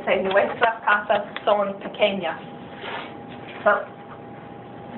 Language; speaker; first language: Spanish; non-native, fluent; English